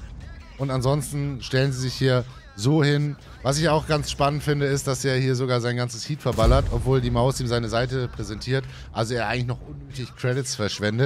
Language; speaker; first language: German; native; German